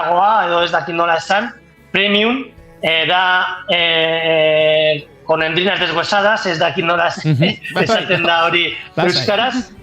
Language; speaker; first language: Basque; non-native, local second language; Spanish